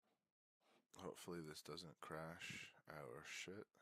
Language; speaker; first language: English; native; English